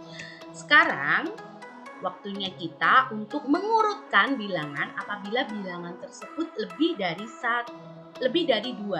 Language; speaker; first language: Indonesian; native; Indonesian